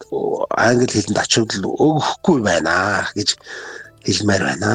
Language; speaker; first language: Mongolian; native; Mongolian